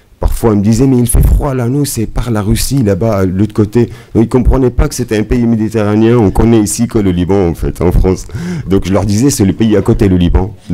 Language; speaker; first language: French; non-native, fluent; Arabic